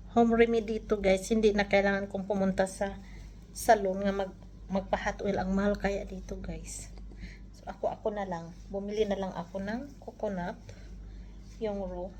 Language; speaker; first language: Filipino; non-native, local second language; Cebuano